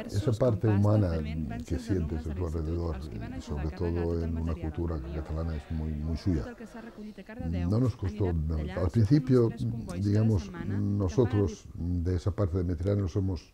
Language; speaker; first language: Spanish; non-native, fluent; Bosnian